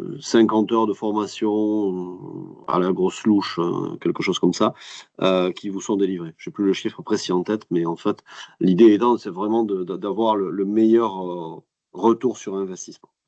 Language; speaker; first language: French; native; French